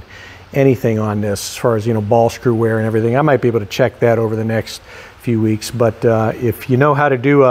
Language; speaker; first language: English; native; English